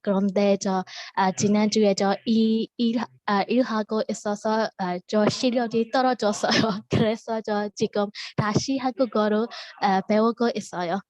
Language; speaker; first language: Korean; non-native, learner; Burmese